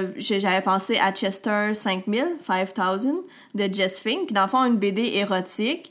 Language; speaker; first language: French; native; French